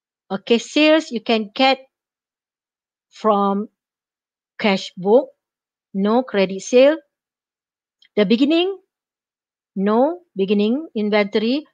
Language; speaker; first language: English; non-native, local second language; Malay